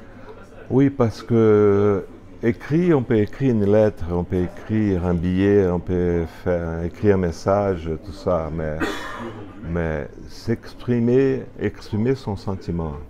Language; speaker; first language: French; non-native, fluent; Portuguese